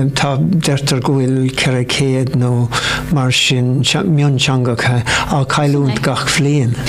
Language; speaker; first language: Irish; non-native, local second language; English